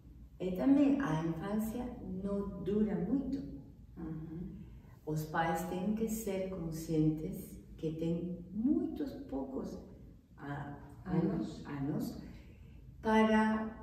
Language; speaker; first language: Portuguese; non-native, fluent; Spanish